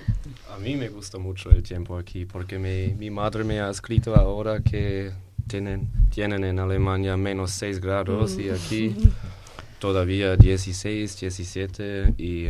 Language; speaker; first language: Spanish; non-native, learner; German